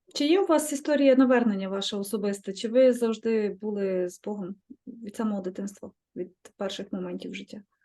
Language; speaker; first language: Ukrainian; native; Ukrainian